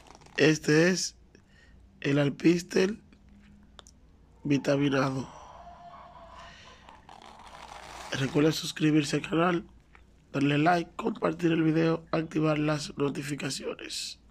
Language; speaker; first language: Spanish; native; Spanish